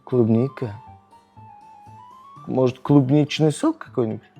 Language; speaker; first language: Russian; non-native, local second language; Tajik